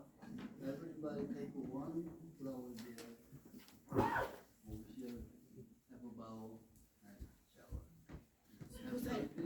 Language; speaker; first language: English; non-native, learner; Korean